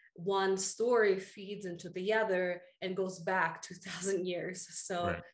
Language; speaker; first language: English; early bilingual, other home language; Russian